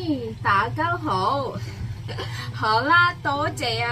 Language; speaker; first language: Cantonese; non-native, fluent; Indonesian